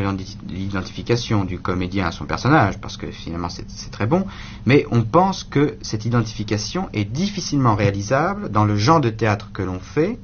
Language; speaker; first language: French; native; French